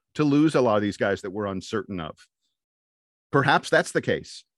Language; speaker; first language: English; native; English